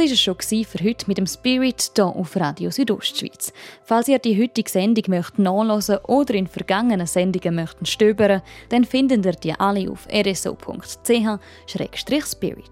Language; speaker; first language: German; native; German